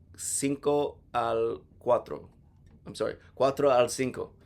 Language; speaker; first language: Spanish; non-native, learner; English